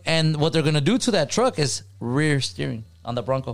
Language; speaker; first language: English; early bilingual, other home language; Spanish